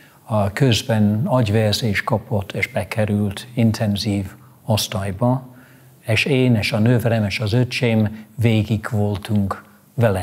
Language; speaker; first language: Hungarian; non-native, fluent; English